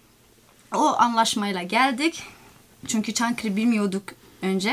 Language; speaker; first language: Turkish; non-native, fluent; Somali